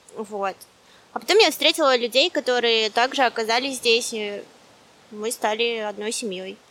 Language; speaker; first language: Russian; native; Russian